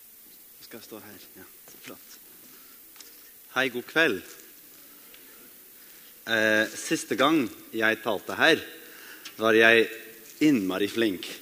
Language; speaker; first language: Norwegian; non-native, fluent; English